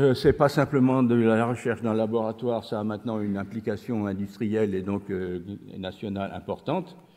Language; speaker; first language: French; native; French